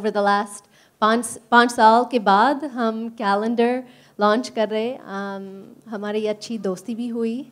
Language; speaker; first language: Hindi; early bilingual, heritage; English